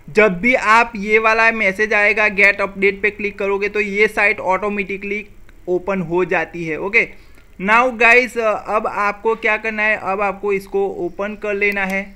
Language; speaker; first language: Hindi; non-native, local second language; Gujarati